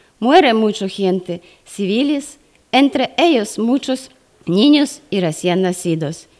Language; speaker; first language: Spanish; non-native, fluent; Ukrainian